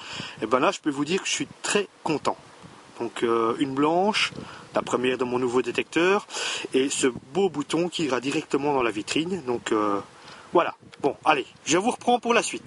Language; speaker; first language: French; native; French